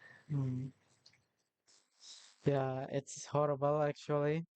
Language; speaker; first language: English; non-native, learner; Indonesian